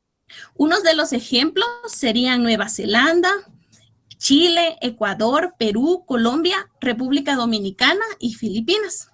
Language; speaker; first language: Spanish; native; Spanish